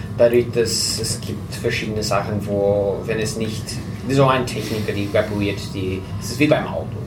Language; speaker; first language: German; native; German